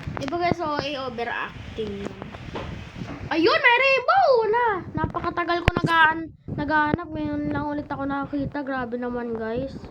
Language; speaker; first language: Filipino; early bilingual, heritage; English